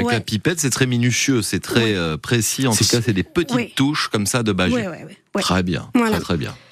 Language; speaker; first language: French; native; French